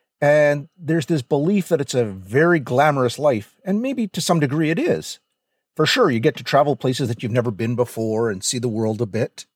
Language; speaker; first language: English; native; English